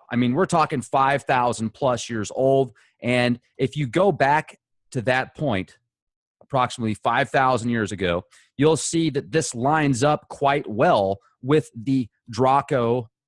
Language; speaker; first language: English; native; English